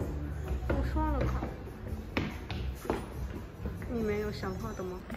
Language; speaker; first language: Chinese; non-native, learner; Korean